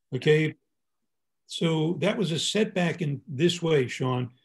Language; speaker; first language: English; native; English